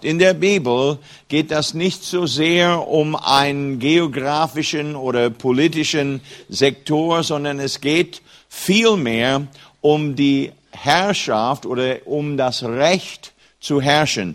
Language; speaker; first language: German; non-native, fluent; English